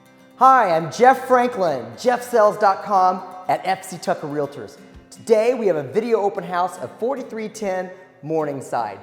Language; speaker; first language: English; native; English